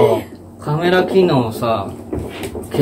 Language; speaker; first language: Japanese; native; Japanese